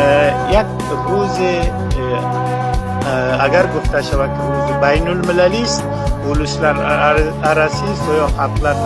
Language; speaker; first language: Persian; non-native, local second language; Uzbek